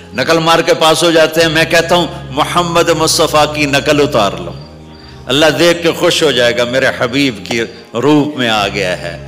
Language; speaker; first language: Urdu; non-native, local second language; Punjabi